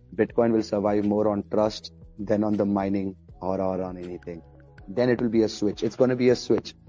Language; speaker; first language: English; early bilingual, other home language; Arabic